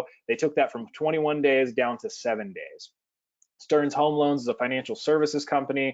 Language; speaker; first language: English; native; English